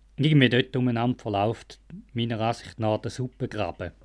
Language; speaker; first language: German; native; German